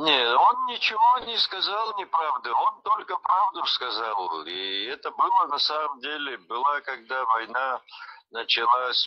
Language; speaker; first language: Russian; non-native, local second language; Abkhazian